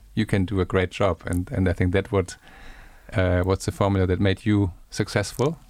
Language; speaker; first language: English; non-native, fluent; German